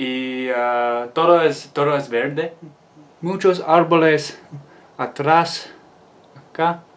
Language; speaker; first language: Spanish; non-native, learner; English